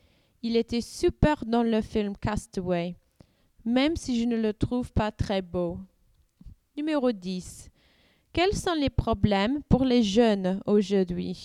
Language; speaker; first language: French; non-native, learner; English